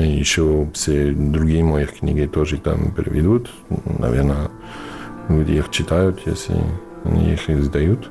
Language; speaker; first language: Russian; non-native, fluent; English